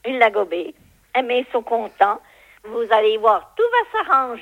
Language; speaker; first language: French; native; French